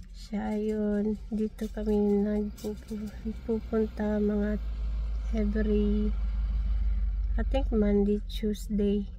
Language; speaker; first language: Filipino; non-native, local second language; Cebuano